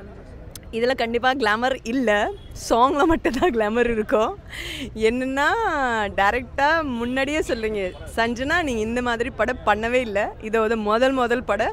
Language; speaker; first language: Tamil; non-native, fluent; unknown